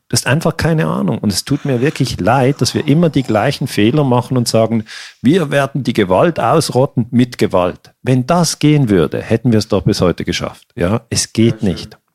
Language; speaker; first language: German; native; German